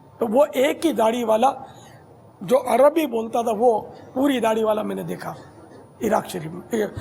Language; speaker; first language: Urdu; non-native, local second language; Memoni